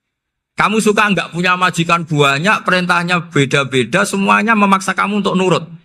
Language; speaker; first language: Indonesian; non-native, local second language; Javanese